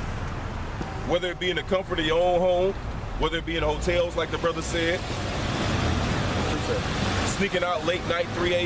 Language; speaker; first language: English; native; English